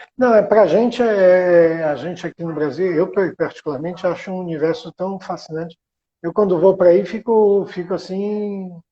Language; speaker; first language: Portuguese; native; Portuguese